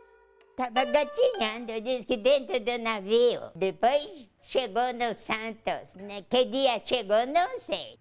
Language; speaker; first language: Portuguese; early bilingual, other home language; Japanese